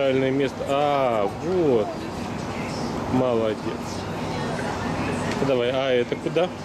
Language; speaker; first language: Russian; native; Russian